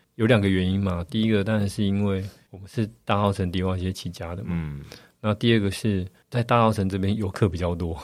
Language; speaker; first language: Chinese; native; Chinese